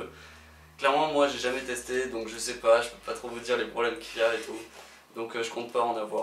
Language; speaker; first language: French; native; French